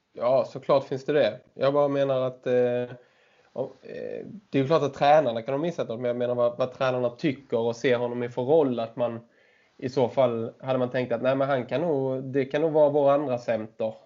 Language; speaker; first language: Swedish; native; Swedish